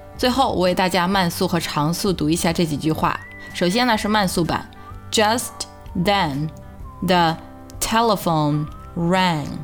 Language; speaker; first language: Chinese; native; Chinese